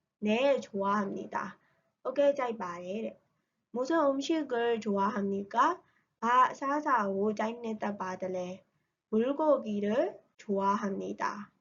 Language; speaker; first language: Korean; non-native, learner; Burmese